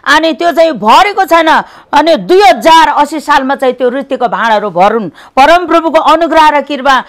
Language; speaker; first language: Nepali; native; Nepali